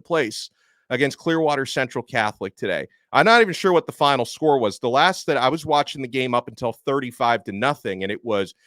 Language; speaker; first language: English; native; English